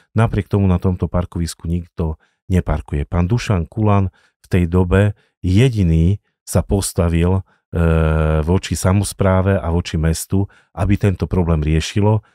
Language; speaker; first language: Slovak; native; Slovak